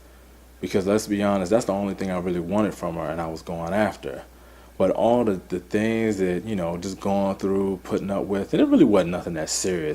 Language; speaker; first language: English; native; English